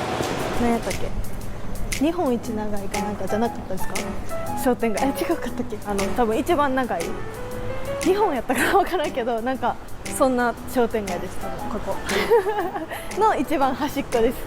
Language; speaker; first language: Japanese; native; Japanese